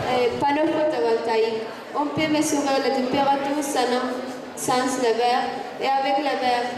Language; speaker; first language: French; non-native, learner; Spanish